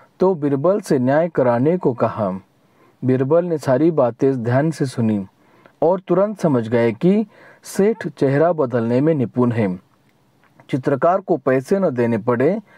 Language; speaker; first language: Hindi; non-native, local second language; Marathi